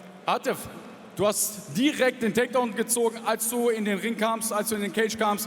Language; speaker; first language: German; native; German